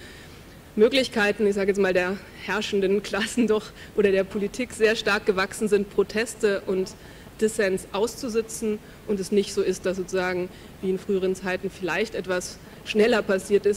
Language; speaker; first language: German; native; German